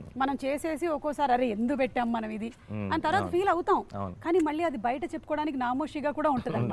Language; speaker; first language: Telugu; native; Telugu